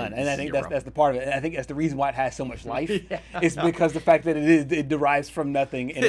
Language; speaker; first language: English; native; English